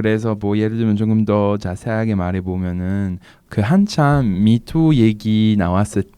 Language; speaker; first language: Korean; non-native, fluent; French